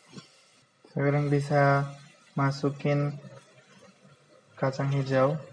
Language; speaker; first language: Indonesian; non-native, fluent; Bangla